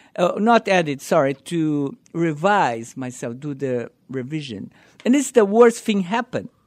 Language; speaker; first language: English; non-native, learner; Portuguese